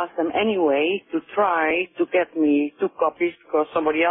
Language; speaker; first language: English; non-native, fluent; Dutch